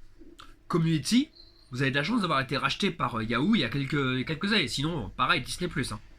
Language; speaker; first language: French; native; French